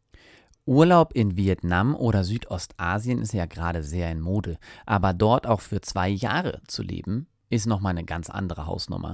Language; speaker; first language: German; native; German